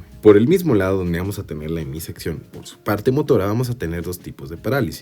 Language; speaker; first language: Spanish; native; Spanish